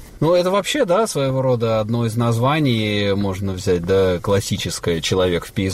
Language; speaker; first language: Russian; native; Russian